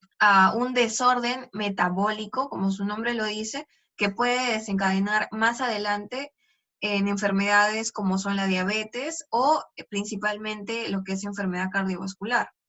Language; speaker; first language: Spanish; native; Spanish